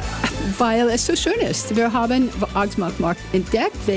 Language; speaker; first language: German; non-native, learner; English